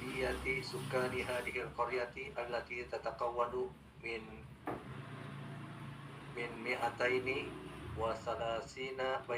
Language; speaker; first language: Arabic; non-native, learner; Indonesian